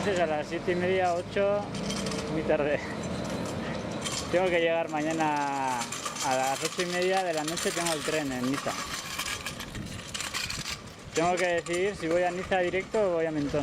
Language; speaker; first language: Spanish; non-native, local second language; Basque